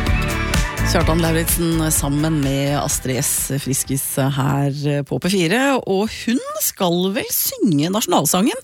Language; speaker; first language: Norwegian; native; Norwegian